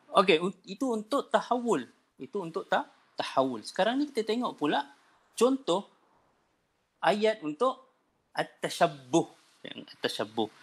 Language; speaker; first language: Malay; native; Malay